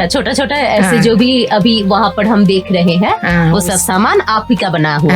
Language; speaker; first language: Hindi; native; Hindi